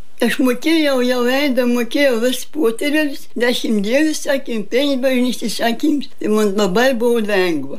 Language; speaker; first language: Lithuanian; native; Lithuanian